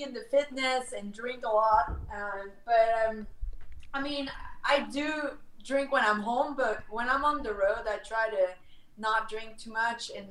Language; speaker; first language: English; non-native, fluent; French